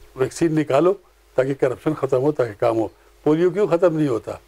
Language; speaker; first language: Urdu; non-native, local second language; Pashto